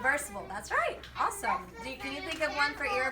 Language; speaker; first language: English; native; English